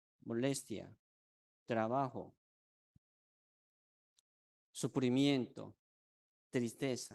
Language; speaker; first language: Spanish; non-native, fluent; Korean